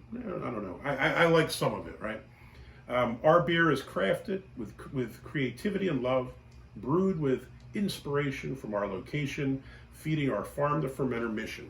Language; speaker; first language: English; native; English